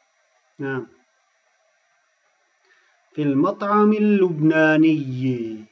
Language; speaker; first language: Arabic; non-native, fluent; Turkish